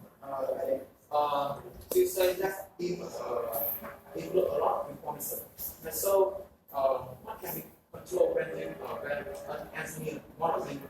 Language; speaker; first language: English; non-native, learner; Vietnamese